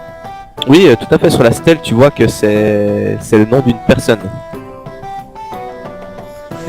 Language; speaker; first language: French; native; French